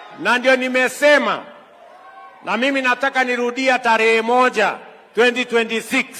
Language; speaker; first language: Swahili; native; Swahili